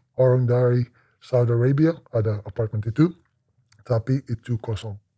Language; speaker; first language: Indonesian; non-native, learner; English